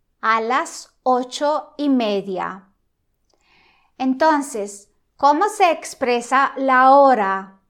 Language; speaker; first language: Spanish; non-native, fluent; Italian